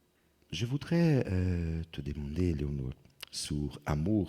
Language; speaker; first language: French; non-native, fluent; Portuguese